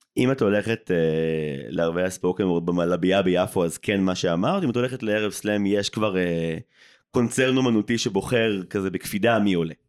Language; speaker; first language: Hebrew; native; Hebrew